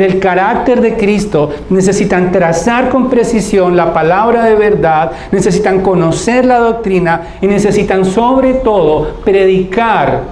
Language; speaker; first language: Spanish; native; Spanish